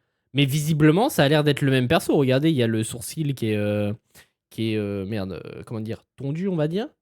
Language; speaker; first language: French; native; French